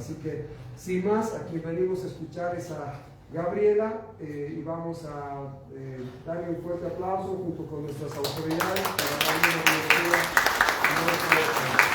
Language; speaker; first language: Spanish; native; Spanish